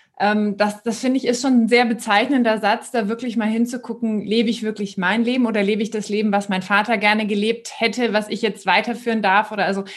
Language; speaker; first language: German; native; German